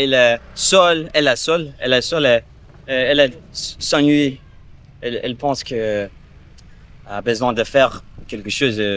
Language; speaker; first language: French; non-native, learner; English